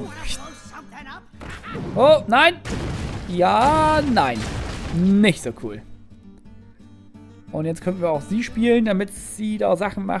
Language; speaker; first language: German; native; German